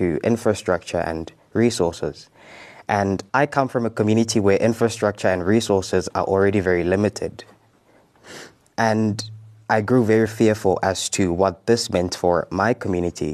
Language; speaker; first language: English; non-native, local second language; Zulu